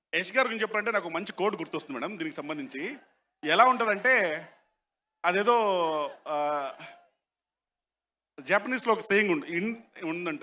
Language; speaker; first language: Telugu; native; Telugu